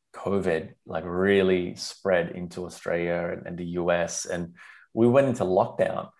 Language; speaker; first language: English; non-native, local second language; Sinhala